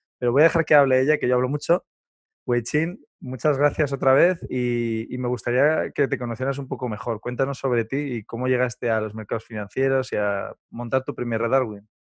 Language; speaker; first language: Spanish; native; Spanish